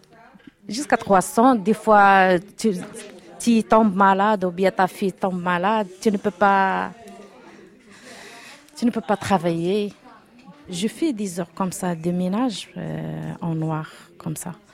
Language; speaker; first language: French; non-native, learner; Arabic